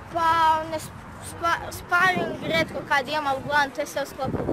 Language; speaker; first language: Croatian; native; Croatian